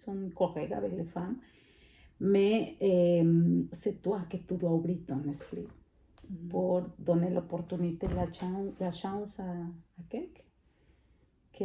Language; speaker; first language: French; non-native, fluent; Spanish